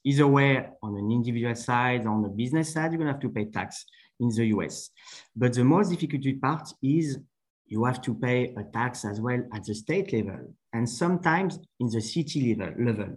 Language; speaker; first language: English; non-native, fluent; French